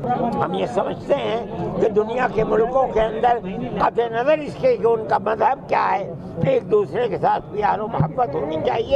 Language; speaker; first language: Hindi; native; Hindi